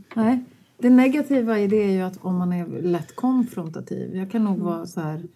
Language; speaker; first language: Swedish; native; Swedish